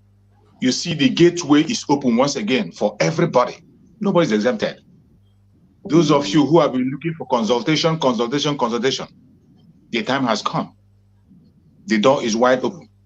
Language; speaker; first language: English; non-native, local second language; Igbo